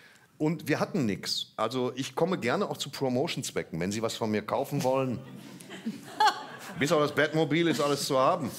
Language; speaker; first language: German; native; German